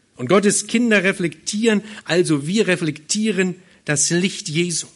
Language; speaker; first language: German; native; German